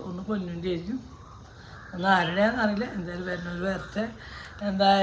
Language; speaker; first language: Malayalam; native; Malayalam